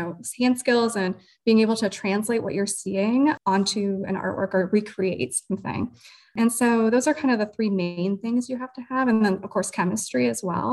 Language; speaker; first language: English; native; English